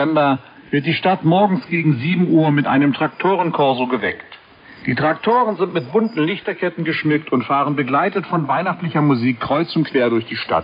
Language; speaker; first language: German; native; German